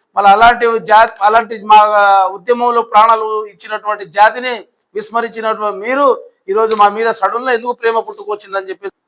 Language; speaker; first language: Telugu; non-native, local second language; Lambadi